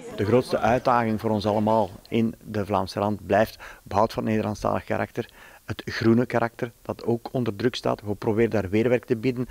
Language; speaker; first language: Dutch; native; Dutch